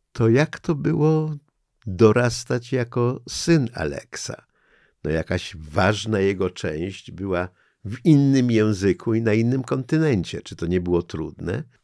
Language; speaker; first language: Polish; native; Polish